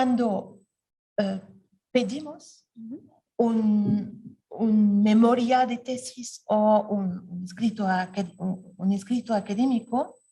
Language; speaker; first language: Spanish; non-native, learner; French